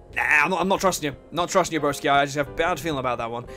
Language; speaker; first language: English; native; English